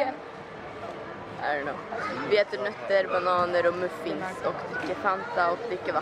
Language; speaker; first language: Swedish; early bilingual, other home language; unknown